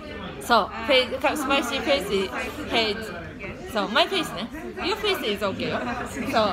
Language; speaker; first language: English; non-native, learner; Japanese